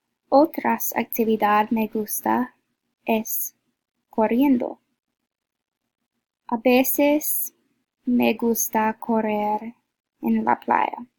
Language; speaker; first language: Spanish; non-native, learner; English